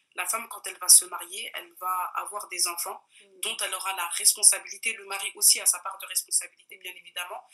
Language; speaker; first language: French; non-native, local second language; Bambara